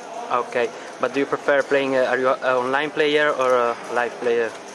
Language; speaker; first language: English; non-native, fluent; Italian